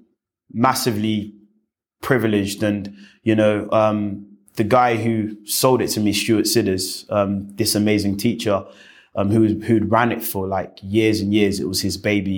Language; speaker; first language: English; native; English